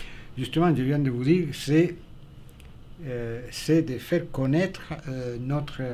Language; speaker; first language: French; non-native, fluent; Spanish